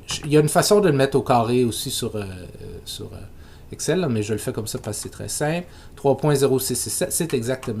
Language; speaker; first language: French; native; French